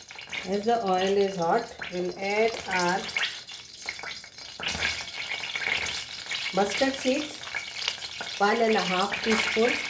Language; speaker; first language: English; non-native, local second language; Konkani